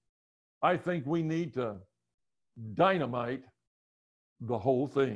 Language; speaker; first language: English; native; English